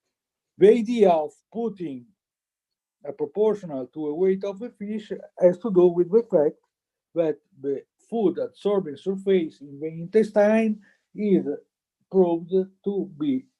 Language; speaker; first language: English; non-native, fluent; Italian